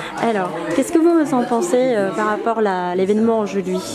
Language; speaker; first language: French; non-native, fluent; Indonesian